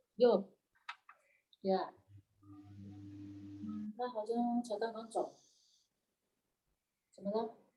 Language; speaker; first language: Chinese; early bilingual, heritage; Chinese